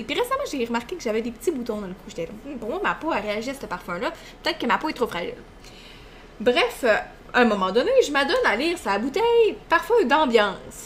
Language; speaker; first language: French; native; French